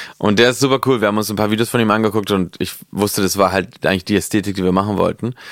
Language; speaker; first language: German; non-native, fluent; Spanish